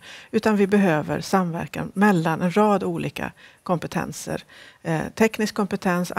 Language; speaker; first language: Swedish; native; Swedish